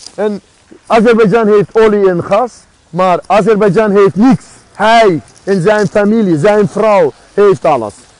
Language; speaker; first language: Dutch; non-native, fluent; Azerbaijani